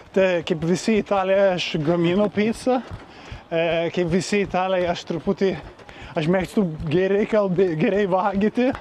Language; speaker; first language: Lithuanian; non-native, learner; Italian